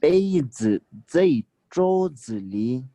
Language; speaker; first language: Chinese; non-native, fluent; Hindi